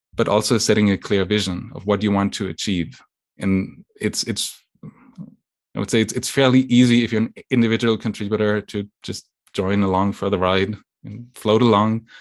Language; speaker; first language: English; non-native, fluent; German